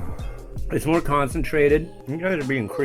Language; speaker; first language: English; native; English